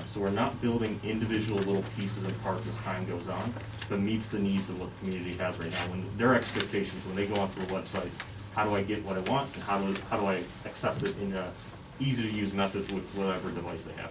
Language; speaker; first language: English; native; English